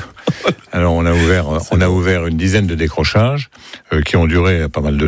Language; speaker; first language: French; native; French